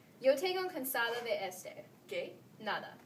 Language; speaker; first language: Spanish; non-native, learner; English